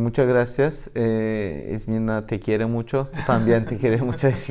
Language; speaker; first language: Spanish; non-native, learner; Turkish